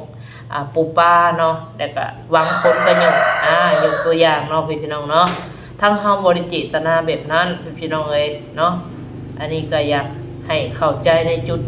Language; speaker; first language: Thai; non-native, local second language; Lao